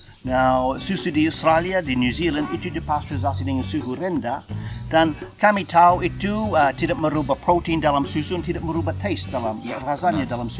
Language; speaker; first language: Indonesian; non-native, fluent; English